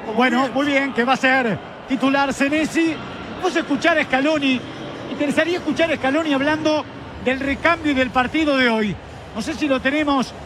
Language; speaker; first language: Spanish; native; Spanish